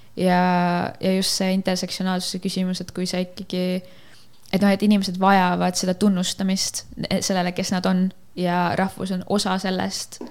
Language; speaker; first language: Estonian; native; Estonian